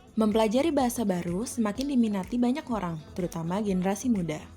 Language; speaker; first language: Indonesian; native; Indonesian